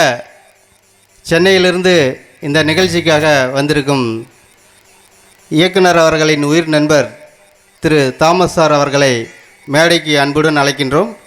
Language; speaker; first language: Tamil; native; Tamil